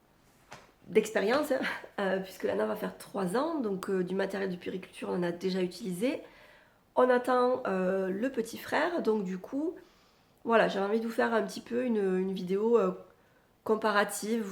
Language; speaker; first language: French; native; French